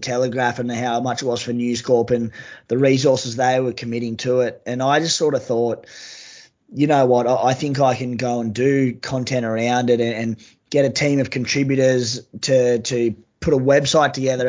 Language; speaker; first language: English; native; English